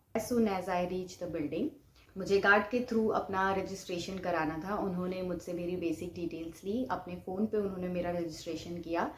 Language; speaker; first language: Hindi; non-native, local second language; Bangla